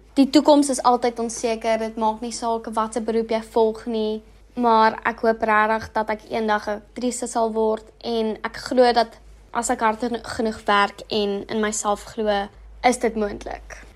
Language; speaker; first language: Afrikaans; non-native, local second language; English